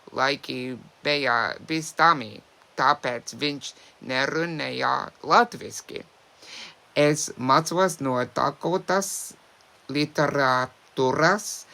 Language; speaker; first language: Latvian; non-native, learner; English